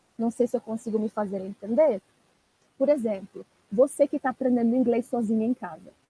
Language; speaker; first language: Portuguese; non-native, fluent; Italian